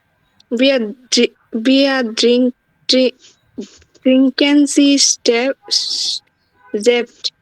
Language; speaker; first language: German; non-native, learner; Bangla